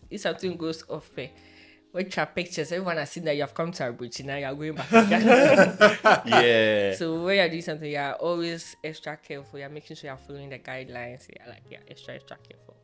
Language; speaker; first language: English; non-native, local second language; Akan